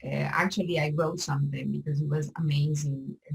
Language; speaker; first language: English; non-native, learner; Spanish